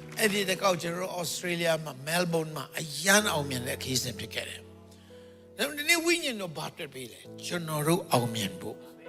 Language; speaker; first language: Burmese; non-native, local second language; Kachin